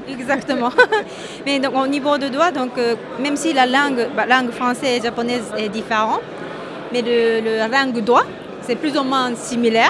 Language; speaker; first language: French; non-native, fluent; Japanese